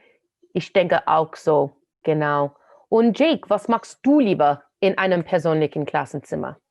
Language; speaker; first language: German; non-native, fluent; English